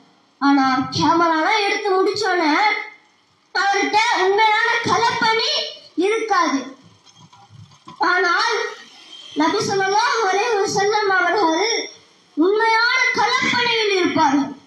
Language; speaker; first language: Tamil; native; Tamil